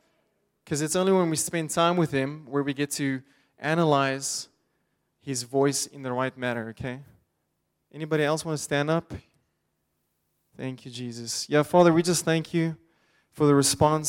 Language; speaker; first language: English; non-native, local second language; Afrikaans